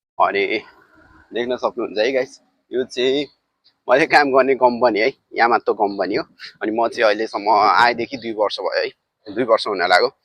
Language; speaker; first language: Nepali; native; Nepali